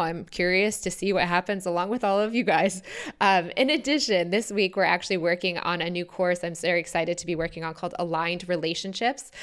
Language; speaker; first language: English; native; English